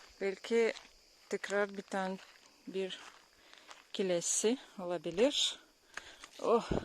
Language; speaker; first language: Turkish; non-native, learner; Russian